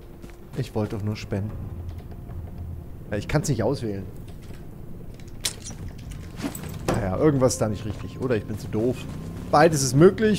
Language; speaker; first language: German; native; German